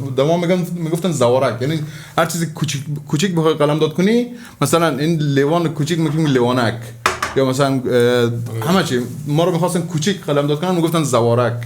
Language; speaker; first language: Persian; native; Persian